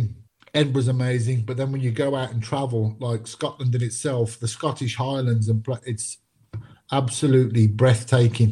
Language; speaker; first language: English; native; English